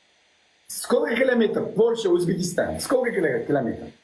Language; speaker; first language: Russian; non-native, learner; Uzbek